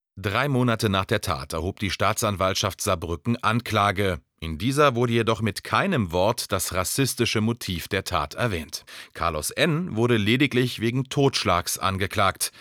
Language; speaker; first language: German; native; German